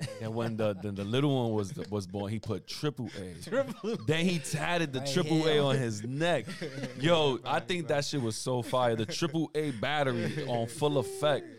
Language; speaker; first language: English; native; English